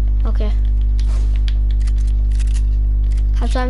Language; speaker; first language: German; non-native, learner; English